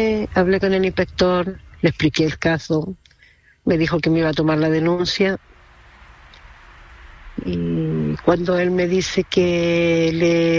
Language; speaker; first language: Spanish; native; Spanish